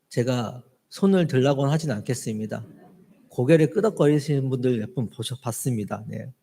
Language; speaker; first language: Korean; native; Korean